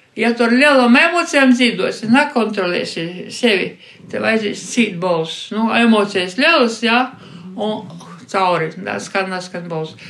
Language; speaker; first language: Latvian; non-native, local second language; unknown